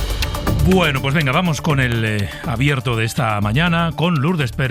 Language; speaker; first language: Spanish; native; Spanish